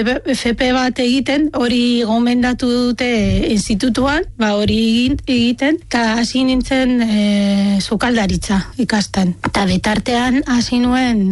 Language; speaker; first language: Basque; non-native, fluent; Arabic